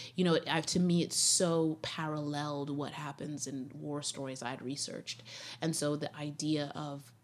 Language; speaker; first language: English; native; English